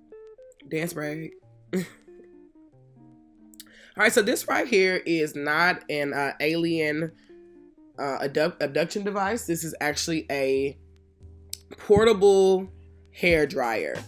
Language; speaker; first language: English; native; English